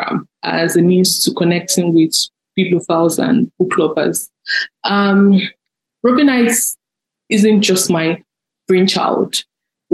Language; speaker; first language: English; non-native, local second language; Yoruba